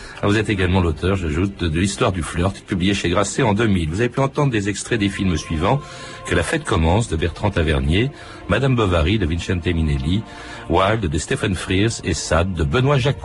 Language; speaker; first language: French; native; French